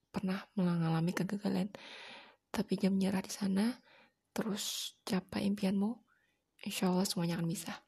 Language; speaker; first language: English; non-native, learner; Indonesian